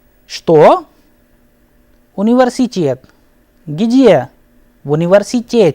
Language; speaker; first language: Russian; non-native, fluent; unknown